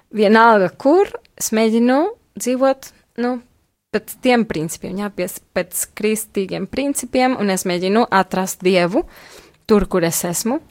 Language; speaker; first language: Latvian; non-native, fluent; Spanish